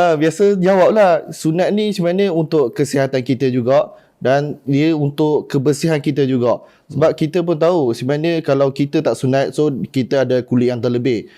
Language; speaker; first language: Malay; non-native, local second language; Chinese